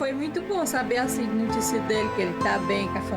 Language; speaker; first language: Portuguese; native; Portuguese